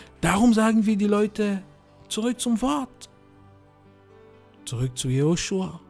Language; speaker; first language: German; non-native, fluent; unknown